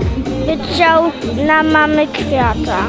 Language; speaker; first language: Polish; native; Polish